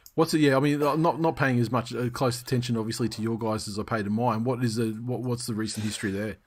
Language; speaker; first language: English; native; English